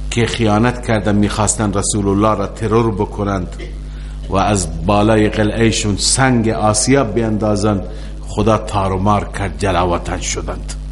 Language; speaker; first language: Persian; native; Persian